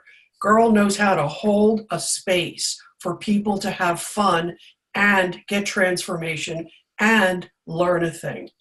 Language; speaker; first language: English; native; English